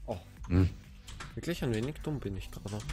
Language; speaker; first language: German; native; German